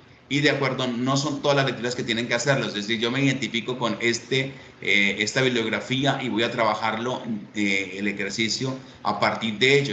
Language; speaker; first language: Spanish; native; Spanish